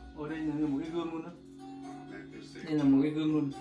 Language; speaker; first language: Korean; non-native, fluent; Vietnamese